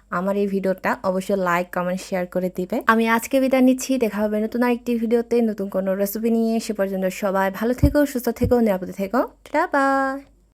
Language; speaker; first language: Bangla; non-native, local second language; Chakma